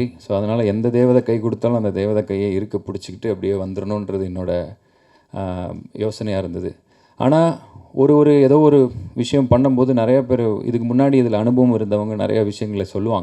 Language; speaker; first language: Tamil; native; Tamil